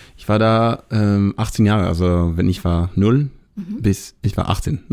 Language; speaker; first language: German; non-native, learner; Hebrew